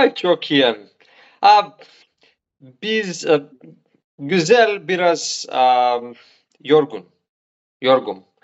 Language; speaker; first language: Turkish; non-native, learner; Macedonian